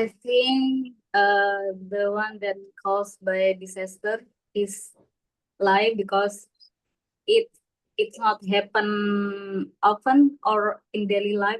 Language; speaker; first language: English; non-native, learner; Indonesian